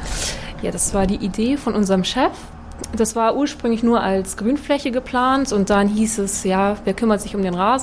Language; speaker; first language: German; native; German